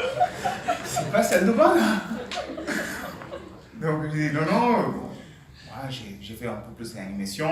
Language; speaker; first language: French; non-native, learner; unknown